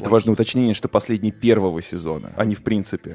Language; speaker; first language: Russian; native; Russian